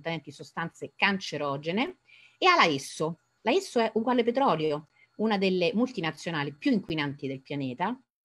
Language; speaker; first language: Italian; native; Italian